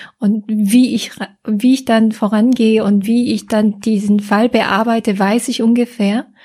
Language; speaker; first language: German; non-native, fluent; Korean